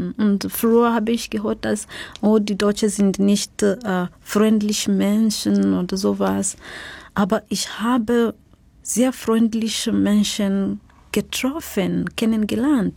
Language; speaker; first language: German; non-native, fluent; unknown